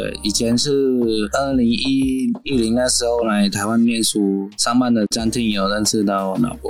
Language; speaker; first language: Chinese; non-native, fluent; Vietnamese